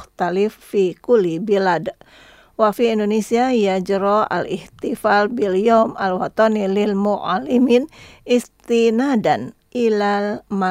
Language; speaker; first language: Arabic; non-native, fluent; Indonesian